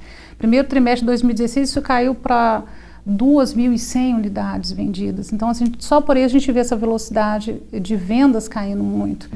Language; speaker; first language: Portuguese; native; Portuguese